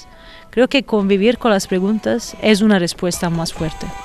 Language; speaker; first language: Spanish; non-native, fluent; Italian